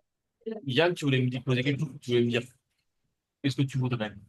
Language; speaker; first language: French; native; French